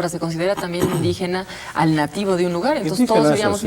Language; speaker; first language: Spanish; native; Spanish